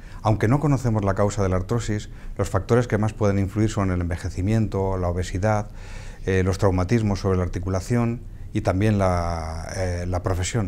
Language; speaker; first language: Spanish; native; Spanish